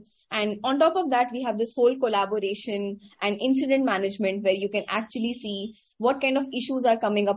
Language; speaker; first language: English; non-native, local second language; Hindi